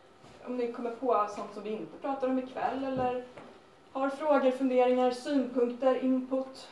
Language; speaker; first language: Swedish; native; Swedish